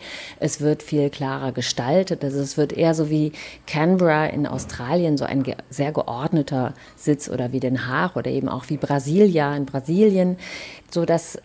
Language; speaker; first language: German; native; German